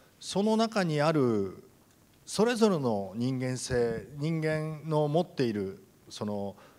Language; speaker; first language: Japanese; native; Japanese